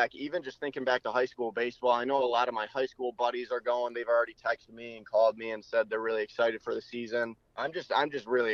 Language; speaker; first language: English; native; English